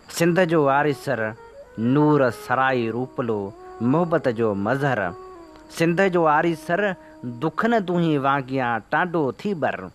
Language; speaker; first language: Sindhi; native; Sindhi